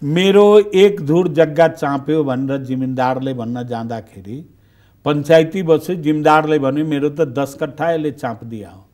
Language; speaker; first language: Nepali; non-native, local second language; Bhojpuri